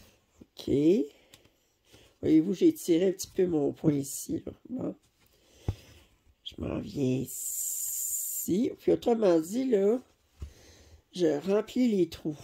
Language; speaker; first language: French; native; French